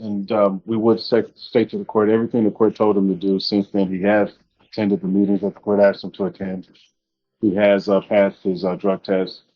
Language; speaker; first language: English; native; English